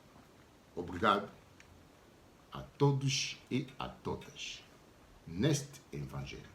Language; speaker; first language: Portuguese; non-native, learner; Lingala